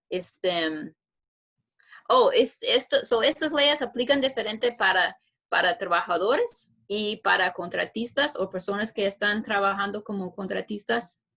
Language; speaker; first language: Spanish; non-native, fluent; English